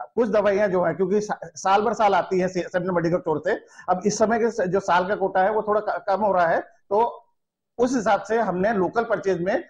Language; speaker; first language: Hindi; non-native, local second language; Gujarati